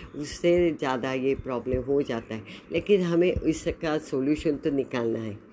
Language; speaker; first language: Hindi; non-native, local second language; Marathi